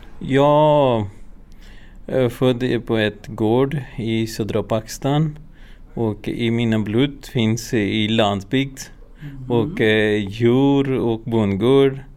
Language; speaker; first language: Swedish; non-native, learner; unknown